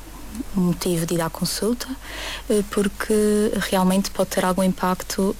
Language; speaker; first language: Portuguese; native; Portuguese